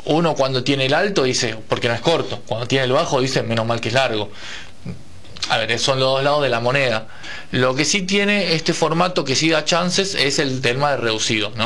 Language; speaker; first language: Spanish; native; Spanish